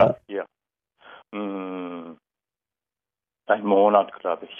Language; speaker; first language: German; non-native, learner; Turkish